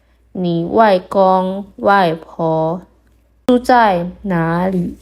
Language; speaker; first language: Chinese; non-native, fluent; Indonesian